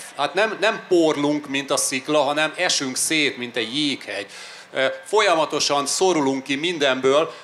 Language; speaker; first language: Hungarian; native; Hungarian